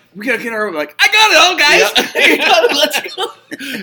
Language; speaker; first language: English; native; English